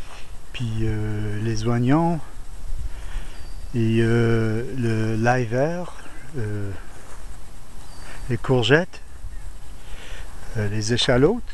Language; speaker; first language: French; non-native, learner; English